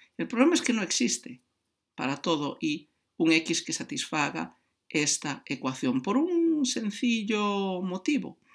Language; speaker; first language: Spanish; native; Spanish